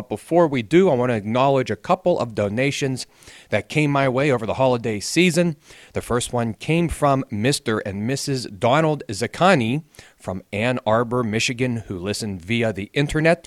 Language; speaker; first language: English; native; English